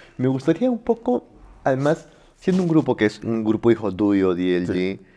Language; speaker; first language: Spanish; native; Spanish